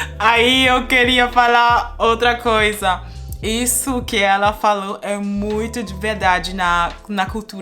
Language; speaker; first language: Portuguese; non-native, fluent; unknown